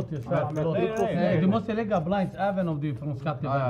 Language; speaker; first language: Swedish; native; Swedish